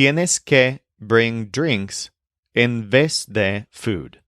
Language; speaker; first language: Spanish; non-native, fluent; English